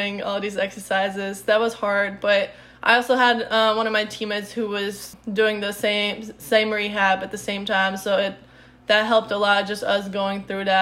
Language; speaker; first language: English; non-native, fluent; Czech